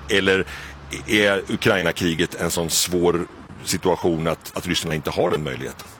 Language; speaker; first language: Swedish; native; Swedish